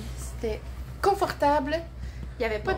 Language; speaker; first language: French; native; French